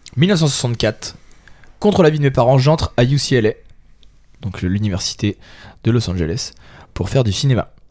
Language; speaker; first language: French; native; French